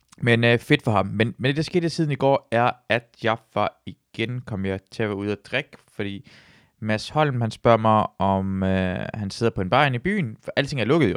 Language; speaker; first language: Danish; early bilingual, other home language; Persian